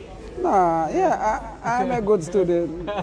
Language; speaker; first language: English; non-native, learner; Haitian Creole